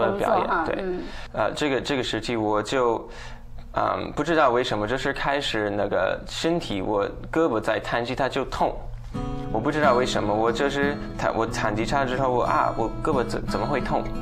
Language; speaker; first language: Chinese; non-native, fluent; English